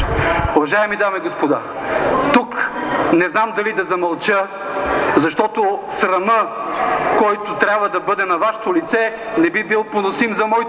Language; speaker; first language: Bulgarian; native; Bulgarian